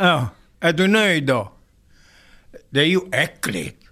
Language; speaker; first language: Swedish; non-native, fluent; Italian